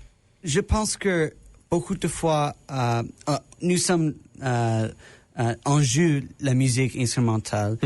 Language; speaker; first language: French; non-native, learner; English